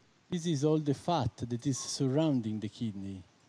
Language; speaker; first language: English; non-native, fluent; Italian